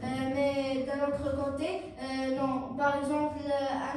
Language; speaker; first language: French; non-native, learner; Arabic